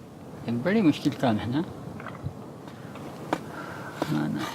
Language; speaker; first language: Hindi; non-native, local second language; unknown